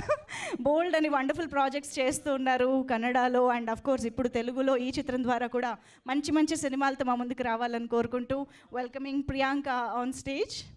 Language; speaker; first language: Telugu; native; Telugu